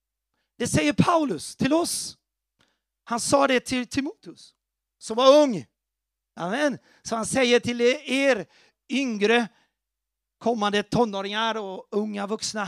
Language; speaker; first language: Swedish; non-native, fluent; Portuguese